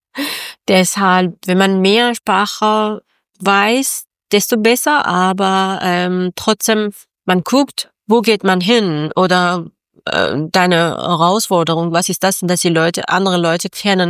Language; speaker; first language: German; non-native, fluent; Persian